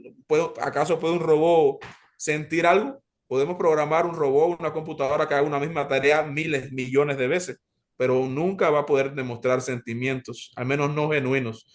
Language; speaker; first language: Spanish; native; Spanish